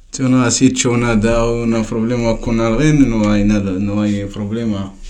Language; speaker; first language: Spanish; non-native, learner; Tachelhit